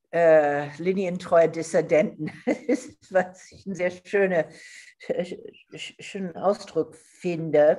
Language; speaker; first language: German; non-native, fluent; English